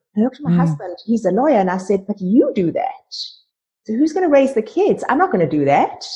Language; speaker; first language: English; native; English